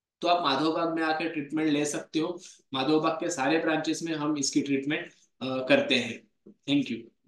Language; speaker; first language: Hindi; non-native, local second language; Marathi